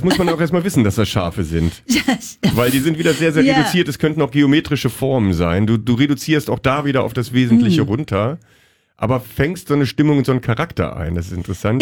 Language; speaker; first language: German; native; German